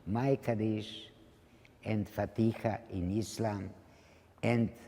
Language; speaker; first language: English; non-native, learner; Ladino